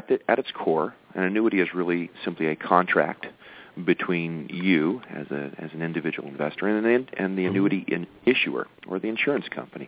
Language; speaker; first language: English; native; English